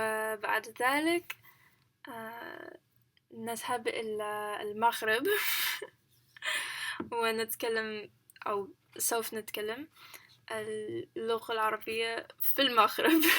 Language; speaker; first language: Arabic; non-native, learner; English